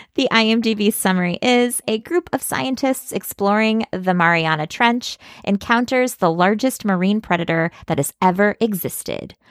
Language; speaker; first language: English; early bilingual, other home language; Norwegian